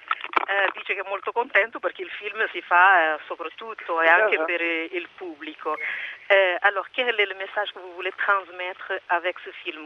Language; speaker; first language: Italian; non-native, fluent; Portuguese